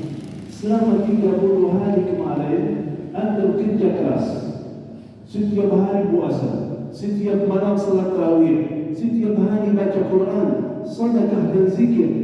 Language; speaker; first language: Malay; non-native, fluent; Arabic